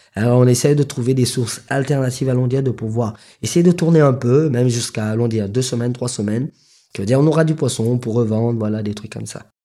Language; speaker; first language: French; non-native, local second language; Morisyen